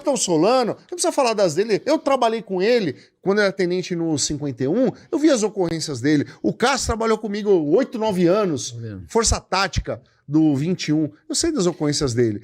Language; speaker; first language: Portuguese; native; Portuguese